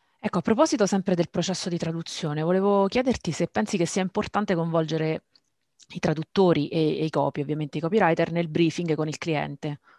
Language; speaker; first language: Italian; native; Italian